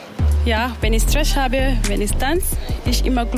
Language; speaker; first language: German; non-native, learner; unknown